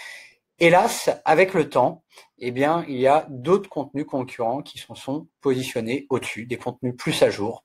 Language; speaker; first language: French; native; French